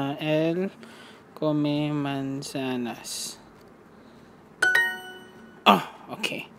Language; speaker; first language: Spanish; non-native, learner; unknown